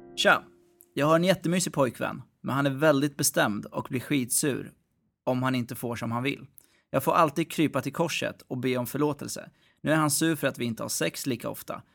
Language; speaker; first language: Swedish; early bilingual, other home language; Arabic